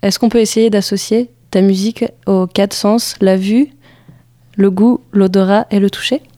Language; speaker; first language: French; native; French